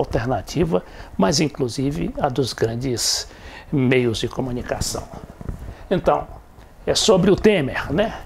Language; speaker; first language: Portuguese; native; Portuguese